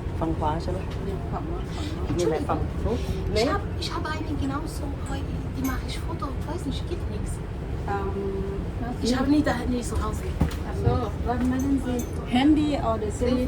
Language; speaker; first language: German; non-native, learner; Thai